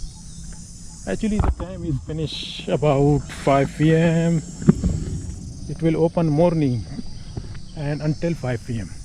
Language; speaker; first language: English; non-native, learner; Urdu